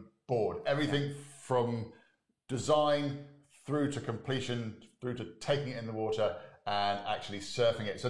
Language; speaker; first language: English; native; English